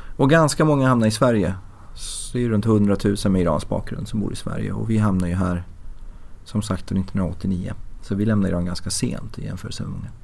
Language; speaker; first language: Swedish; early bilingual, other home language; Persian